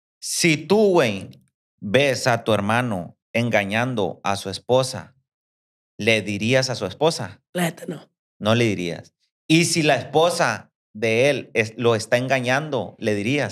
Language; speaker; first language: Spanish; native; Spanish